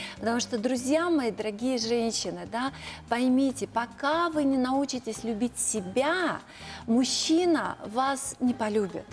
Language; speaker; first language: Russian; native; Russian